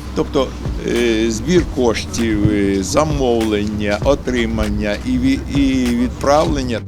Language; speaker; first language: Ukrainian; native; Ukrainian